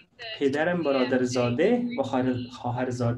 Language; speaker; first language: Persian; non-native, learner; Urdu